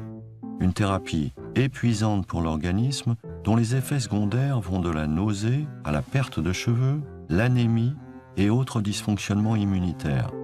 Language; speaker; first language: French; native; French